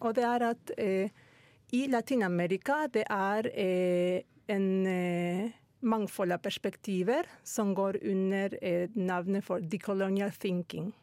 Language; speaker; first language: Norwegian; non-native, fluent; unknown